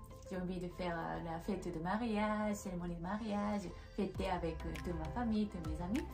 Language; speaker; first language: French; non-native, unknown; Japanese